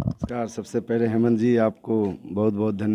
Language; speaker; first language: Hindi; native; Hindi